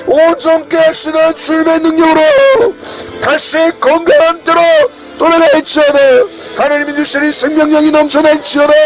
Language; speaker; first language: Korean; native; Korean